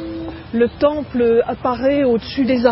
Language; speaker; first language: French; native; French